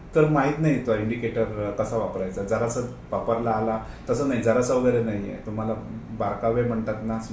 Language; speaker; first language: Marathi; non-native, local second language; Konkani